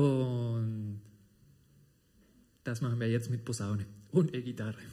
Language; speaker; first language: German; non-native, fluent; Spanish